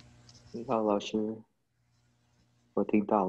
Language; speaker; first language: Chinese; non-native, learner; English